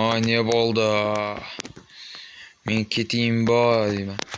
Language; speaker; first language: Kazakh; native; Kazakh